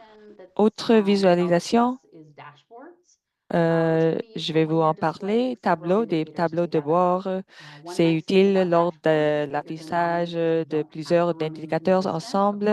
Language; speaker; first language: French; non-native, fluent; English